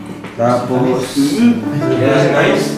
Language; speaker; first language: Filipino; native; Filipino